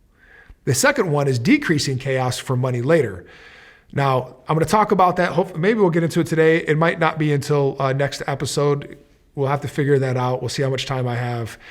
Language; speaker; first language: English; native; English